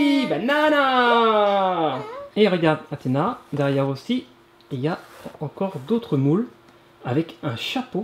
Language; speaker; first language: French; native; French